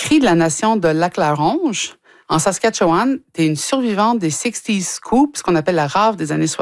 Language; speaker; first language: French; native; French